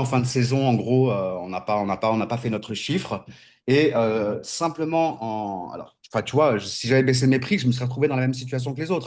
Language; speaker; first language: French; native; French